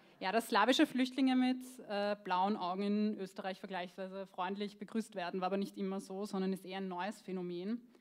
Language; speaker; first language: German; early bilingual, other home language; Croatian